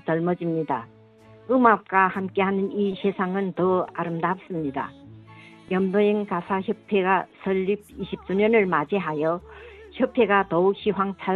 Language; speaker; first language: Korean; early bilingual, heritage; Korean